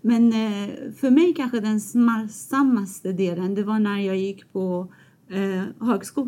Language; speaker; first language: Swedish; non-native, fluent; Persian